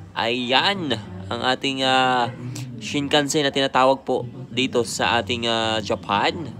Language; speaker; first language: Filipino; native; Filipino